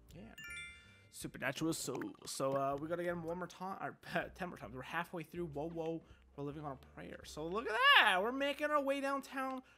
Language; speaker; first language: English; native; English